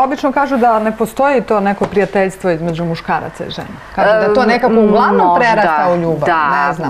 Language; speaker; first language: Serbian; native; Serbian